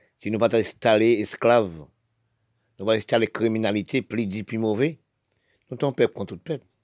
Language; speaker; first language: French; non-native, local second language; Haitian Creole